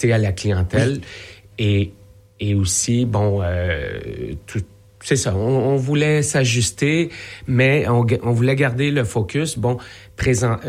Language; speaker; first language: French; native; French